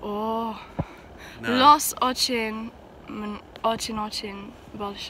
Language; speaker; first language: Russian; non-native, learner; English